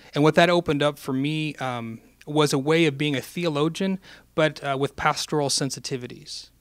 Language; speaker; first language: English; native; English